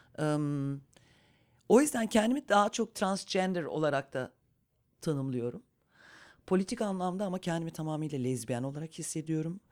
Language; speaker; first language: Turkish; early bilingual, heritage; Turkish